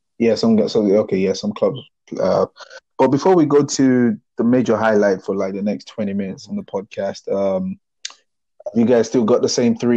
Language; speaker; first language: English; non-native, local second language; Yoruba